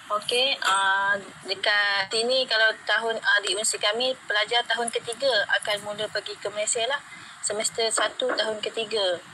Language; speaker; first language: Malay; native; Malay